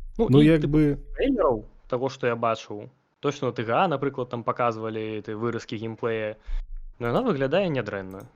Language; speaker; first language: Belarusian; non-native, local second language; Russian